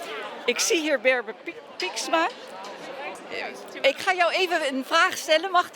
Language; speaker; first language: Dutch; native; Dutch